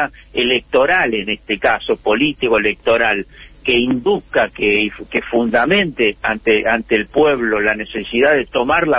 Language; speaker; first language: Spanish; native; Spanish